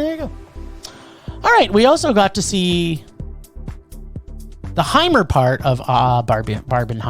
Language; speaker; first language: English; native; English